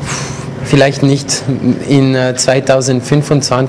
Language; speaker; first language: German; non-native, local second language; French